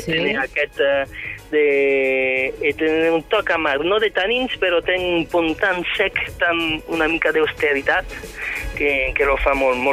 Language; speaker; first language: Catalan; non-native, fluent; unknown